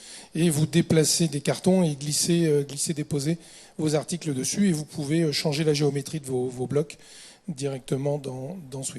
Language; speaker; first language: French; native; French